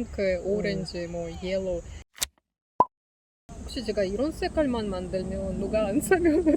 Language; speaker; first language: Korean; non-native, learner; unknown